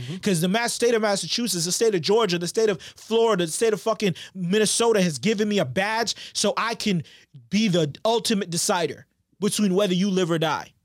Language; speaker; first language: English; native; English